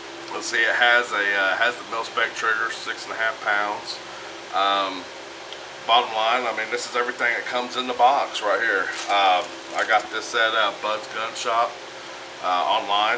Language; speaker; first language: English; native; English